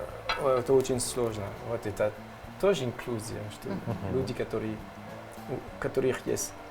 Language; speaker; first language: Russian; non-native, learner; French